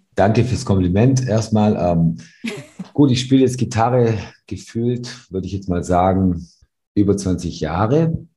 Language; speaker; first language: German; early bilingual, other home language; Serbian